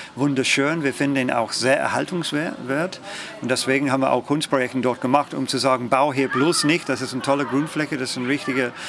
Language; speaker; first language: German; non-native, fluent; English